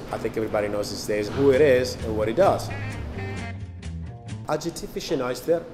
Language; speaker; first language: English; non-native, fluent; Italian